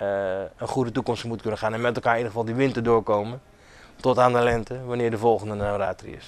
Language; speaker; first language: Dutch; native; Dutch